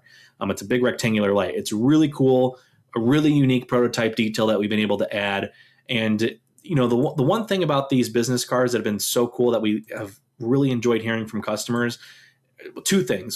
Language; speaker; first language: English; native; English